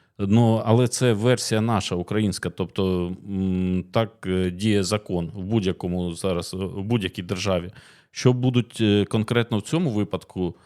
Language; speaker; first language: Ukrainian; native; Ukrainian